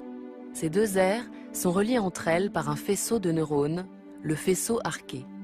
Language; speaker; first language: French; native; French